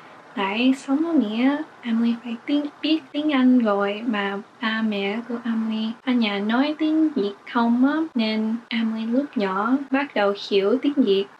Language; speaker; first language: Vietnamese; early bilingual, heritage; English